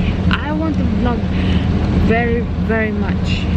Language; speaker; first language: English; non-native, local second language; Malay